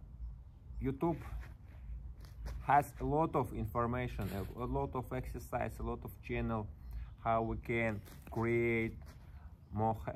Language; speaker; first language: English; non-native, learner; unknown